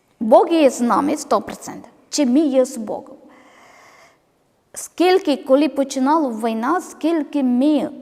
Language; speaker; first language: Ukrainian; non-native, learner; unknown